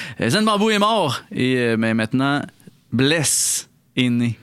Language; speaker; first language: French; native; French